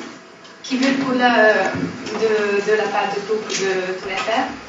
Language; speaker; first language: French; non-native, fluent; Hungarian